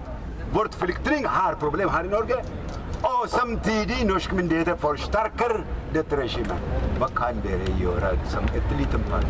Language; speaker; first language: Norwegian; non-native, fluent; Oromo